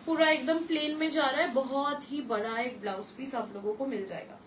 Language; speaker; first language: Hindi; non-native, local second language; Bangla